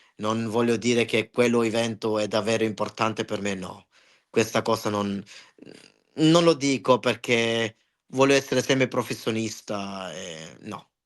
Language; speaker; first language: Italian; early bilingual, heritage; Italian